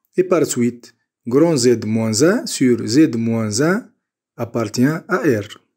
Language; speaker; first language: French; non-native, local second language; Arabic